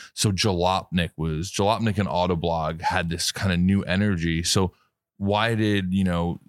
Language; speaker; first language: English; native; English